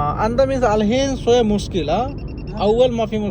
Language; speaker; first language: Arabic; non-native, learner; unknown